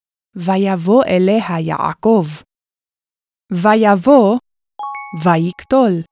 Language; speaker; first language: Hebrew; non-native, fluent; English